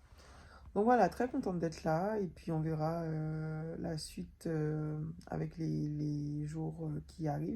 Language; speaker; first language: French; native; French